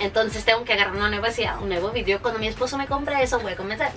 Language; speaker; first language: Spanish; early bilingual, heritage; Spanish